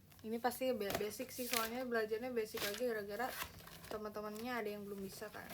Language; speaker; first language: Indonesian; native; Indonesian